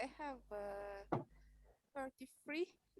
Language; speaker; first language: English; non-native, learner; Malagasy